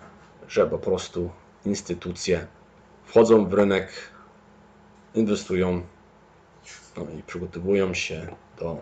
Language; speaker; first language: Polish; early bilingual, heritage; Polish